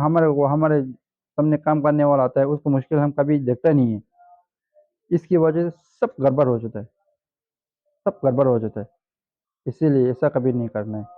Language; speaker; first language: Hindi; non-native, fluent; Tibetan